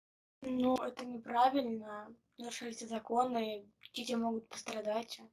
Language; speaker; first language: Russian; native; Russian